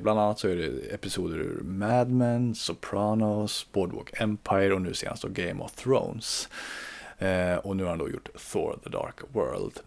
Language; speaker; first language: Swedish; native; Swedish